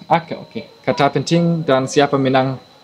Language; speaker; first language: Indonesian; non-native, learner; German